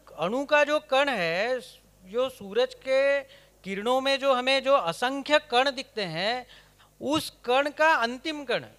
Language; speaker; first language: Hindi; non-native, local second language; Kannada